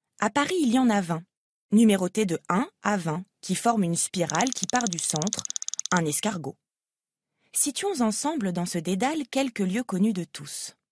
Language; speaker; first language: French; native; French